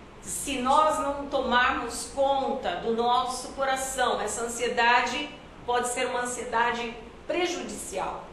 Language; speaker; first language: Portuguese; native; Portuguese